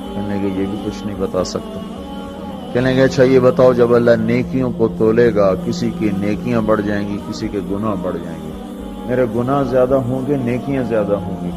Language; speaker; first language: Urdu; non-native, local second language; Punjabi